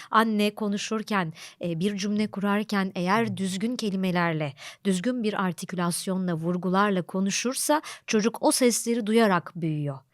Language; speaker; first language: Turkish; native; Turkish